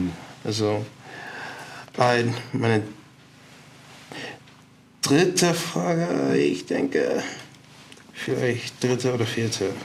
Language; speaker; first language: German; non-native, learner; English